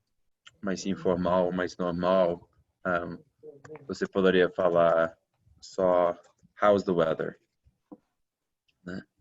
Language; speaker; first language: Portuguese; non-native, fluent; English